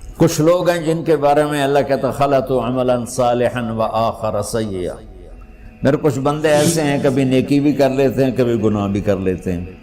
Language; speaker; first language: Urdu; non-native, local second language; Punjabi